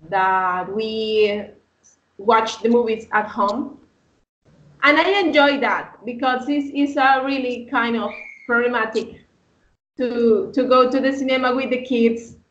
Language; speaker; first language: English; non-native, learner; Spanish